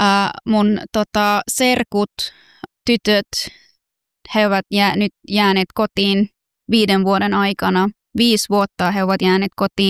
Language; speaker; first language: Finnish; non-native, fluent; Persian